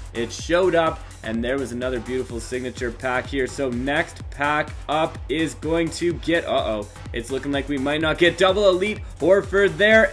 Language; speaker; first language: English; native; English